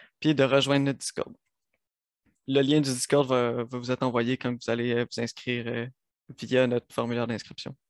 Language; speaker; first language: French; native; French